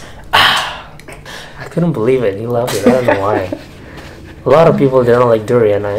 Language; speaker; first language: English; non-native, fluent; Indonesian